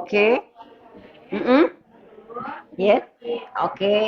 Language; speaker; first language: English; non-native, learner; Indonesian